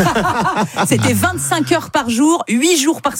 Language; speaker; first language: French; native; French